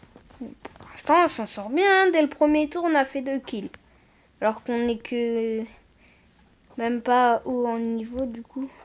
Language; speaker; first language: French; native; French